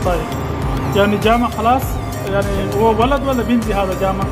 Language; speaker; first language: Arabic; non-native, learner; Urdu